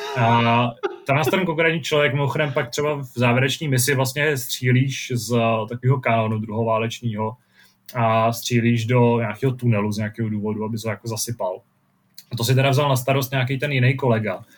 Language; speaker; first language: Czech; native; Czech